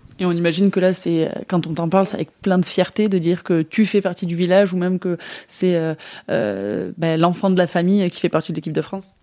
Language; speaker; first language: French; native; French